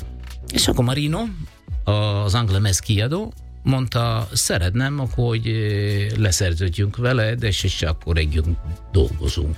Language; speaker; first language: Hungarian; non-native, learner; Italian